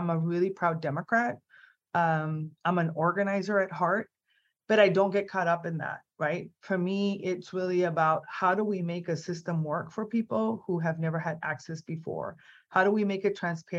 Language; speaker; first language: English; non-native, fluent; Spanish